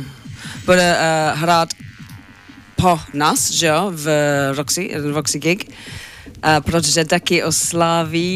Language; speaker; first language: Czech; non-native, learner; English